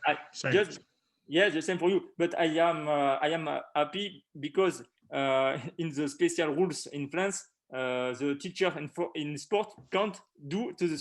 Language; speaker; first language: English; non-native, learner; French